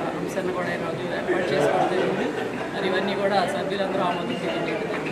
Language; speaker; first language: Telugu; native; Telugu